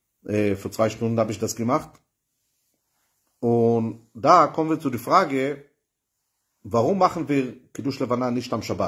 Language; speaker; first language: German; non-native, fluent; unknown